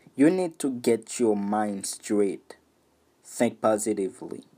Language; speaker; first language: English; non-native, fluent; Haitian Creole